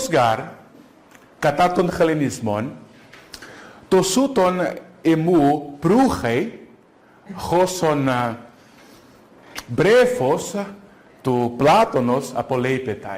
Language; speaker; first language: Greek; non-native, fluent; Portuguese